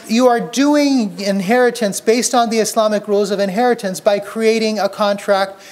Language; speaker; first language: English; native; English